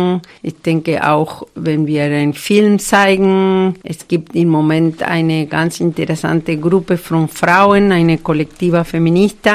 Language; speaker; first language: German; non-native, fluent; Spanish